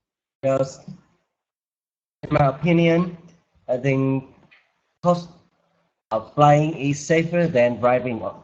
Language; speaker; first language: English; non-native, learner; Vietnamese